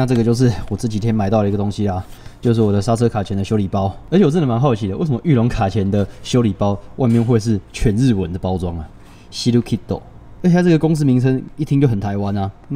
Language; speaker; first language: Chinese; native; Chinese